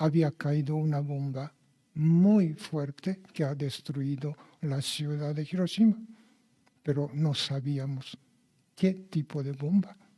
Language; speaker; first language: Spanish; non-native, fluent; Japanese